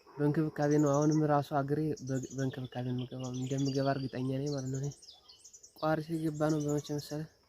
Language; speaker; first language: Amharic; non-native, local second language; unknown